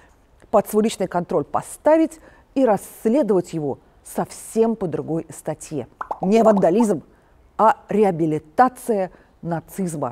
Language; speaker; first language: Russian; native; Russian